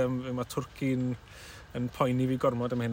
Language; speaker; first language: Welsh; native; Welsh